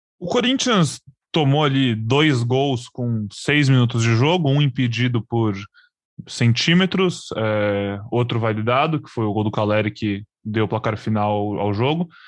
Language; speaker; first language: Portuguese; native; Portuguese